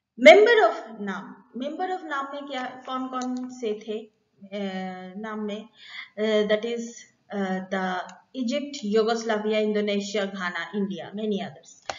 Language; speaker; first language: Hindi; non-native, local second language; Bangla